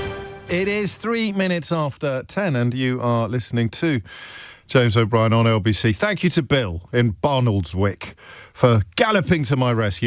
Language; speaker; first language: English; native; English